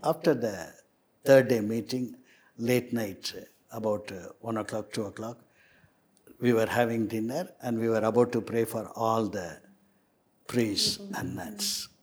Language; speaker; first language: English; non-native, local second language; Tamil